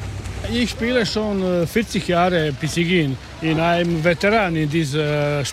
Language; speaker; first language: German; non-native, learner; Croatian